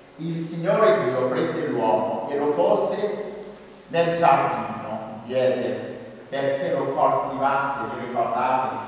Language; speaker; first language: Italian; non-native, fluent; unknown